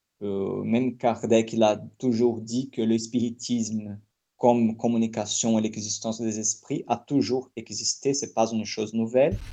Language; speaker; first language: French; non-native, fluent; Portuguese